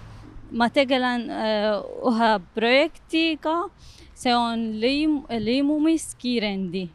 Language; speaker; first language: Estonian; non-native, learner; Arabic